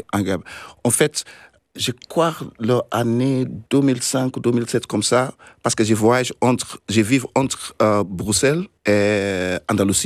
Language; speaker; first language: French; non-native, learner; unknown